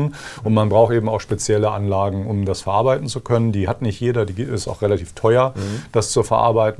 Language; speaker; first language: German; native; German